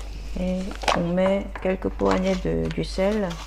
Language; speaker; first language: French; non-native, learner; Korean